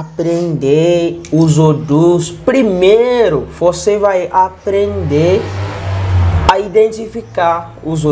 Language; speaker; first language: Portuguese; non-native, learner; Yoruba